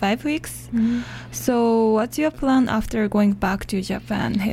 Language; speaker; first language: English; non-native, learner; Japanese